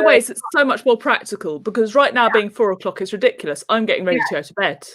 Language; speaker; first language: English; native; English